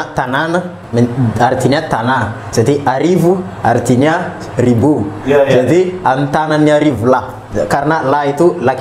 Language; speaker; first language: Indonesian; non-native, learner; Malagasy